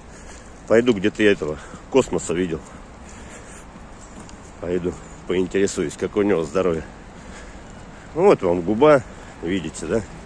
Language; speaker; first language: Russian; native; Russian